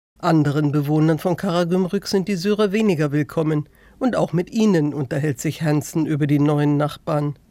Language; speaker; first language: German; native; German